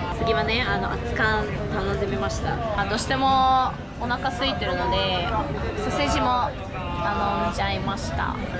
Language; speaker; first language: Japanese; non-native, fluent; Russian